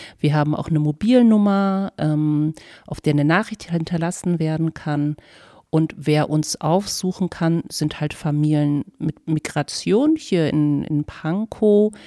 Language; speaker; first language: German; native; German